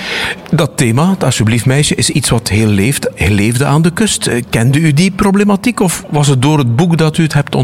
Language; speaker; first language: Dutch; native; Dutch